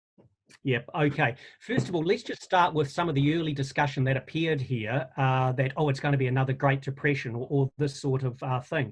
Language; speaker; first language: English; native; English